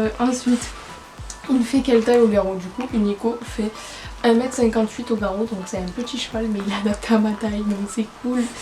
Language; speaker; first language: French; native; French